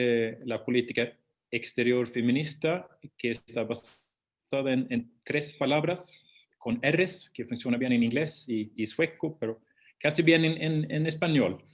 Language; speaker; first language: Spanish; non-native, fluent; Swedish